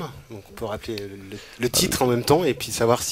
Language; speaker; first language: French; native; French